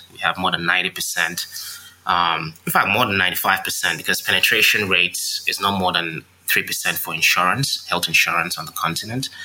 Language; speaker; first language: English; non-native, local second language; Yoruba